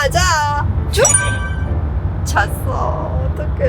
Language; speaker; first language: Korean; non-native, learner; Persian